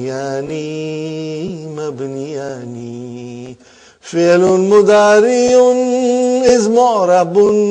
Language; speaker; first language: Arabic; non-native, learner; Urdu